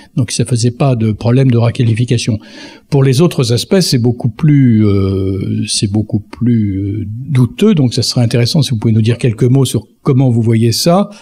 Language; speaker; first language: French; native; French